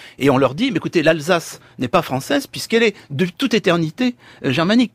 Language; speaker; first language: French; native; French